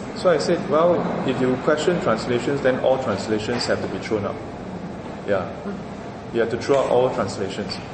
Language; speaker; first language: English; non-native, local second language; Chinese